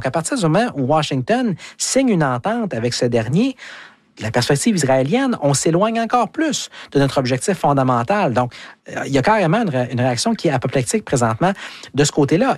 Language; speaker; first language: French; native; French